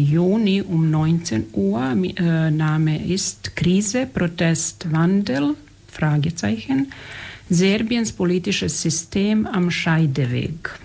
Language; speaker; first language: German; non-native, fluent; Serbian